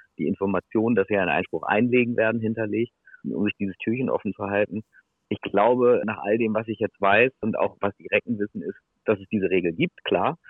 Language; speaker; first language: German; native; German